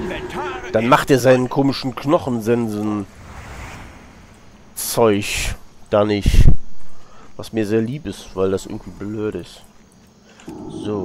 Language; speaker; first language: German; native; German